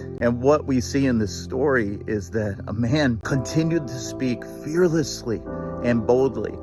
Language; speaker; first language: English; native; English